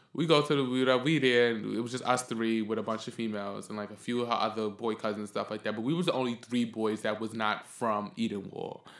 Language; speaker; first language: English; native; English